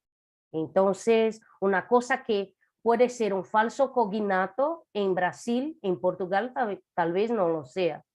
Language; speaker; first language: Spanish; non-native, fluent; Portuguese